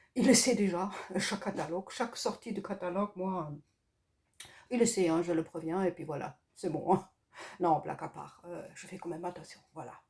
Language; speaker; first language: French; non-native, fluent; German